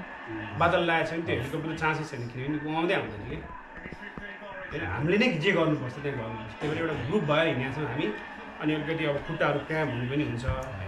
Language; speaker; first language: Nepali; native; Nepali